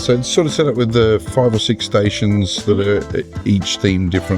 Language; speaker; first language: English; native; English